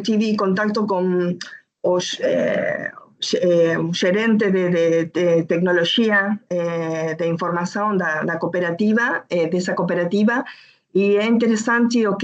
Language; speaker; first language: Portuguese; non-native, learner; Spanish